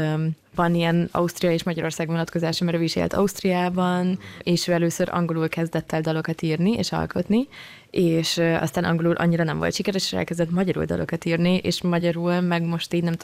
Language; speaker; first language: Hungarian; native; Hungarian